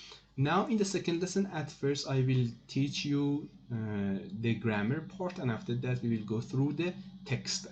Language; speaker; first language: English; non-native, fluent; Persian